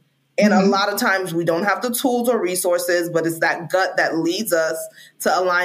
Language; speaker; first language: English; non-native, local second language; Krio